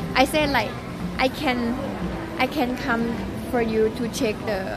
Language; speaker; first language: English; non-native, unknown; Thai